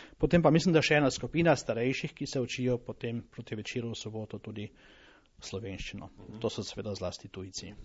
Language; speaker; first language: Slovenian; native; Slovenian